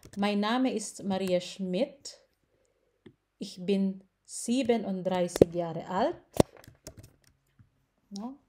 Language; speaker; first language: German; non-native, learner; Filipino